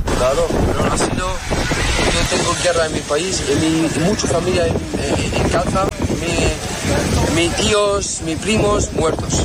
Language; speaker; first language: Spanish; non-native, learner; Arabic